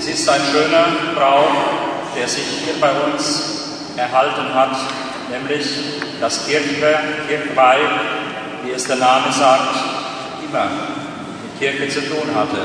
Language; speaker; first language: German; native; German